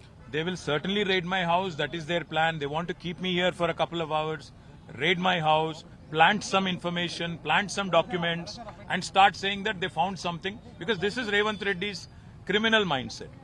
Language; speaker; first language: English; non-native, local second language; Telugu